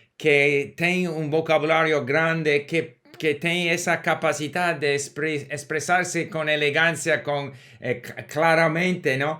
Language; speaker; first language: Portuguese; non-native, learner; English